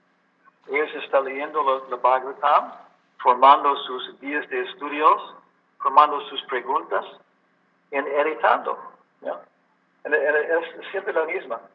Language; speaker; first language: Spanish; non-native, learner; English